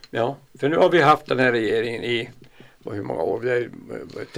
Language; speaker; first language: Swedish; native; Swedish